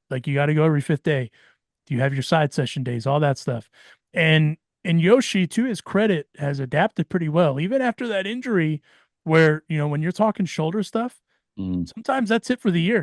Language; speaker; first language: English; native; English